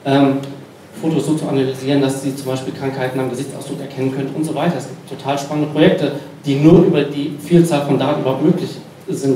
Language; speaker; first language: German; native; German